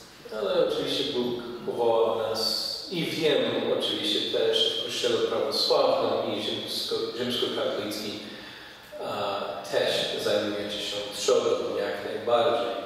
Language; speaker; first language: Polish; non-native, fluent; English